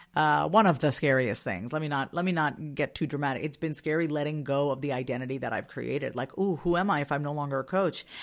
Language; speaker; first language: English; early bilingual, other home language; Hindi